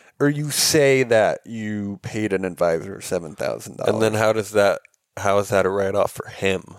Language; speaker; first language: English; native; English